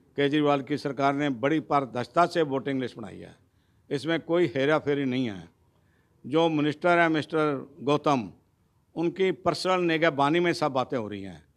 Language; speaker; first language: Hindi; non-native, local second language; Punjabi